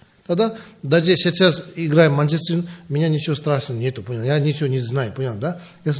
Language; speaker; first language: Russian; non-native, learner; Tibetan